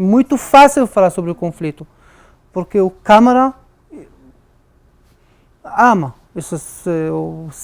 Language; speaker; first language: Portuguese; non-native, learner; Arabic